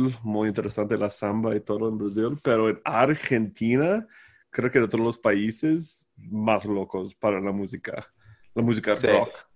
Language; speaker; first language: Spanish; non-native, fluent; English